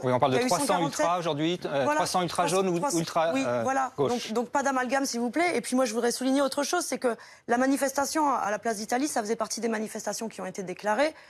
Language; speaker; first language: French; native; French